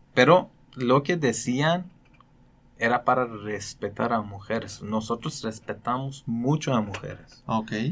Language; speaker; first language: Spanish; non-native, learner; Persian